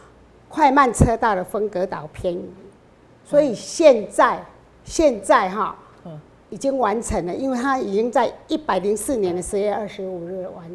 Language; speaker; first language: Chinese; non-native, local second language; Min Nan Chinese